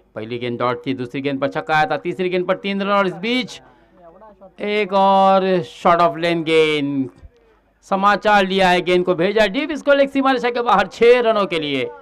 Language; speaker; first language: Hindi; non-native, local second language; Marathi